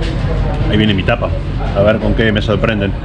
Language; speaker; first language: Spanish; native; Spanish